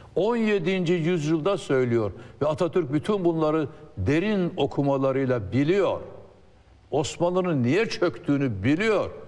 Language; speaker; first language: Turkish; native; Turkish